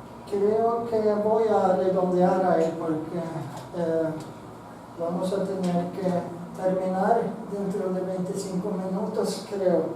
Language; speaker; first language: Spanish; non-native, fluent; Swedish